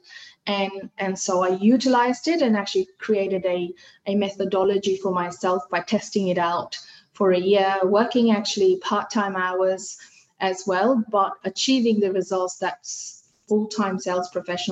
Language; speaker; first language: English; non-native, fluent; Hindi